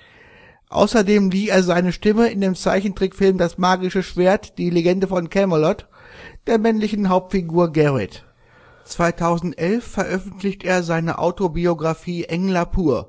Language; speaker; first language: German; native; German